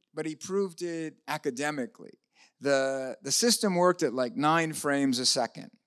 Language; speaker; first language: English; native; English